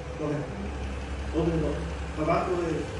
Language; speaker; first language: English; non-native, learner; Bangla